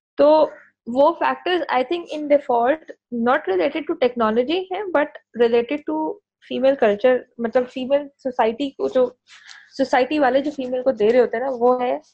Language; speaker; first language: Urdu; native; Urdu